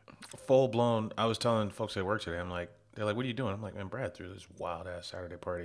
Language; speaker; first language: English; native; English